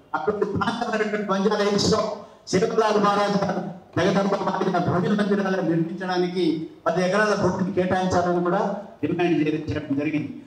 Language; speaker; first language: Telugu; non-native, local second language; Lambadi